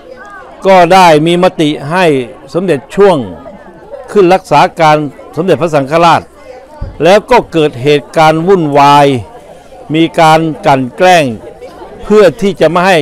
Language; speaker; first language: Thai; native; Thai